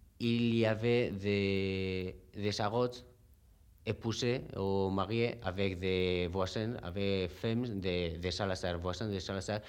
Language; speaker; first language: French; non-native, learner; Spanish